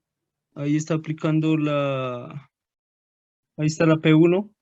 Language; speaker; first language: Spanish; native; Spanish